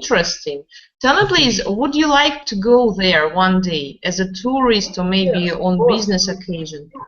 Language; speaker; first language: English; non-native, fluent; Russian